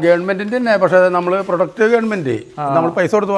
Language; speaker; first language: Malayalam; native; Malayalam